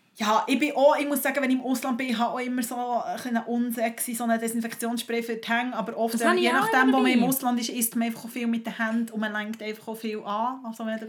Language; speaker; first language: German; native; German